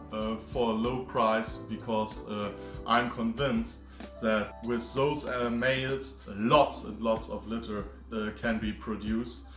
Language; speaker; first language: English; non-native, fluent; German